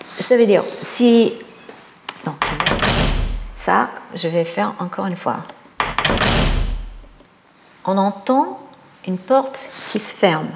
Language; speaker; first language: French; non-native, fluent; English